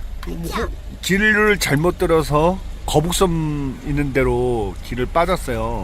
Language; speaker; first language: Korean; native; Korean